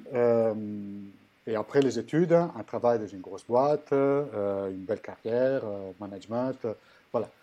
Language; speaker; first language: French; non-native, fluent; Italian